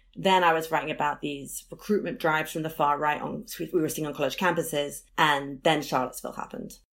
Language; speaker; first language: English; native; English